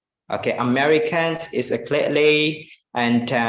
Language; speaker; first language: English; non-native, fluent; Indonesian